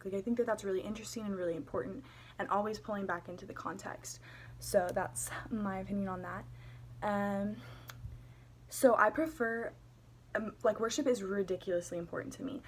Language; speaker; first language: English; native; English